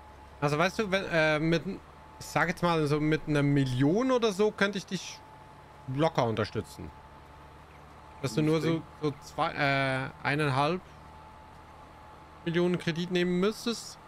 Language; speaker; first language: German; native; German